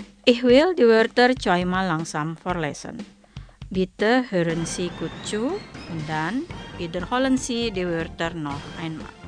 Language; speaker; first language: German; non-native, fluent; Indonesian